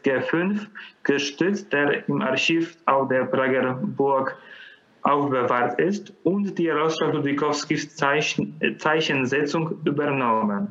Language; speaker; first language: German; non-native, fluent; Polish